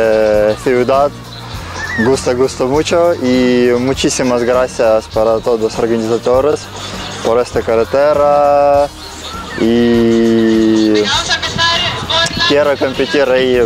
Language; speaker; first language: Spanish; non-native, learner; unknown